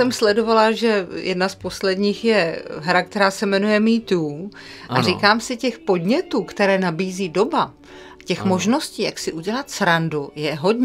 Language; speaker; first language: Czech; native; Czech